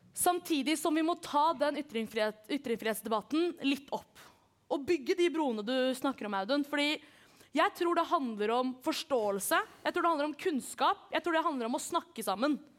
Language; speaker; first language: Norwegian; early bilingual, other home language; Kurdish